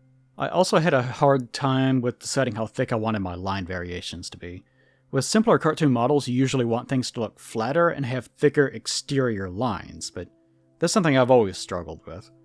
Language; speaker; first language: English; native; English